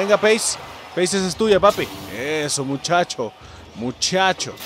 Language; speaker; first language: Spanish; native; Spanish